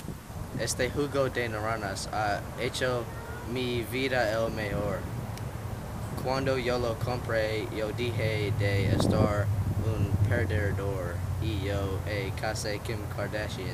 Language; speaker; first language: Spanish; non-native, learner; English